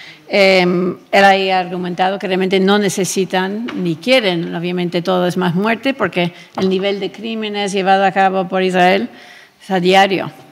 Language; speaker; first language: Spanish; native; Spanish